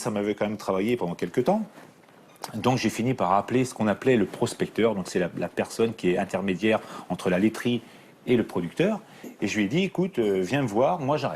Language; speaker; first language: French; native; French